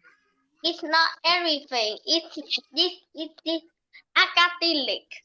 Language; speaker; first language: English; non-native, learner; Vietnamese